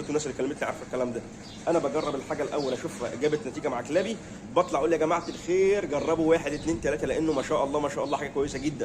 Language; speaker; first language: Arabic; native; Arabic